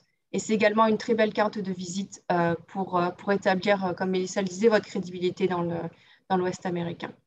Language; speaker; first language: French; native; French